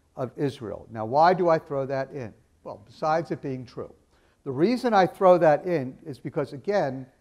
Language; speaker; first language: English; native; English